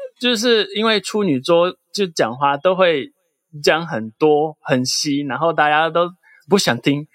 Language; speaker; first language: Chinese; non-native, fluent; Portuguese